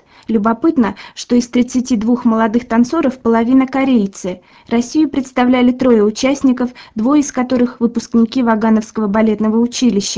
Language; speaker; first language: Russian; native; Russian